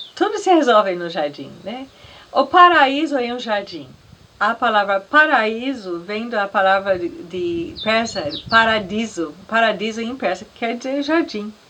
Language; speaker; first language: Portuguese; non-native, fluent; English